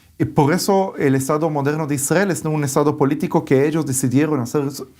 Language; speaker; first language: Spanish; early bilingual, heritage; Hebrew